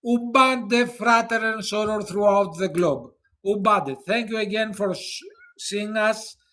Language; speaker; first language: English; non-native, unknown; Greek